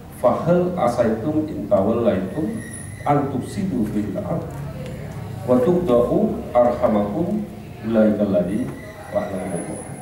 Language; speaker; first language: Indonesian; non-native, local second language; Madurese